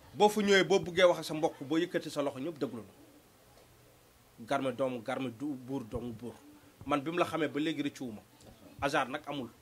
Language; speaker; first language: Wolof; non-native, local second language; Fula